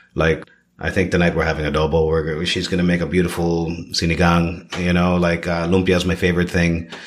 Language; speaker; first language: English; native; English